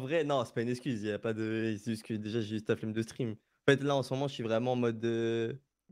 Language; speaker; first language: French; native; French